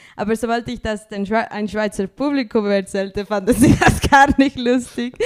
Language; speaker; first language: German; non-native, fluent; Spanish